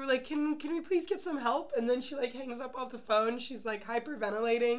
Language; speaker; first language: English; native; English